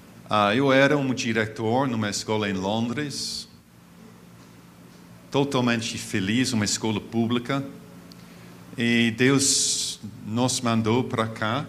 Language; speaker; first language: Portuguese; non-native, fluent; English